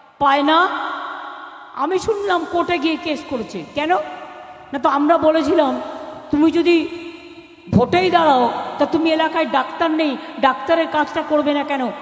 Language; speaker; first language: Bangla; native; Bangla